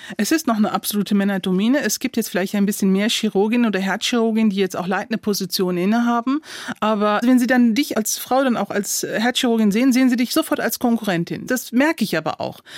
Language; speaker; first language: German; early bilingual, other home language; Turkish